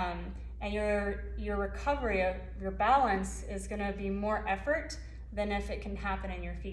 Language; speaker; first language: English; native; English